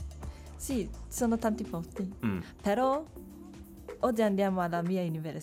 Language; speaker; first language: Italian; non-native, learner; Japanese